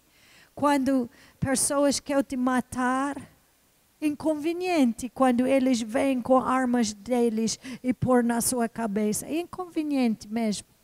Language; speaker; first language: Portuguese; non-native, fluent; English